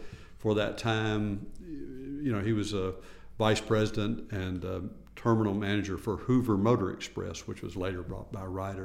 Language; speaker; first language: English; native; English